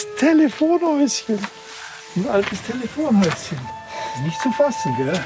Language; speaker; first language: German; native; German